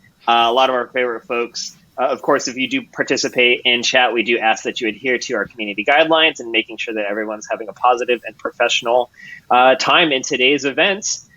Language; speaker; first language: English; native; English